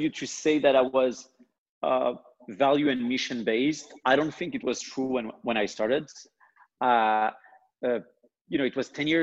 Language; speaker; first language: English; non-native, fluent; French